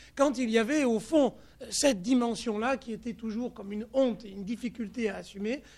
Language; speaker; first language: French; native; French